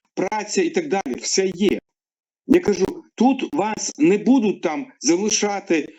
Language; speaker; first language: Ukrainian; non-native, local second language; Russian